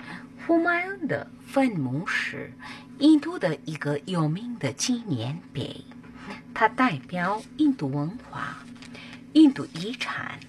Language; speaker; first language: Chinese; non-native, fluent; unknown